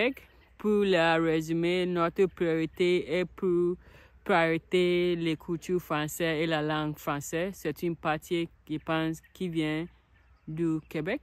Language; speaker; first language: French; non-native, learner; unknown